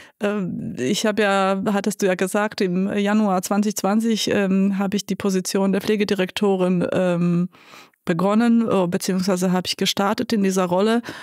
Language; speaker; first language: German; non-native, fluent; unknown